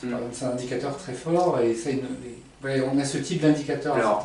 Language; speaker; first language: French; native; French